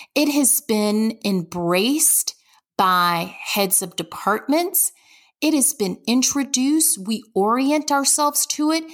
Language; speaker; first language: English; native; English